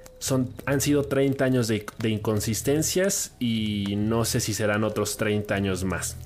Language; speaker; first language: Spanish; native; Spanish